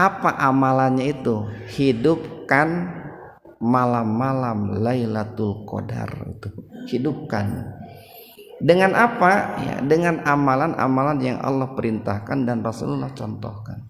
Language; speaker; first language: Indonesian; native; Indonesian